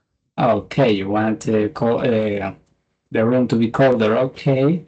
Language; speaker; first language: English; non-native, fluent; Spanish